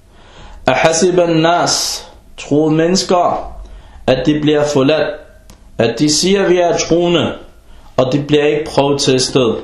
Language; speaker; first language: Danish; early bilingual, other home language; Arabic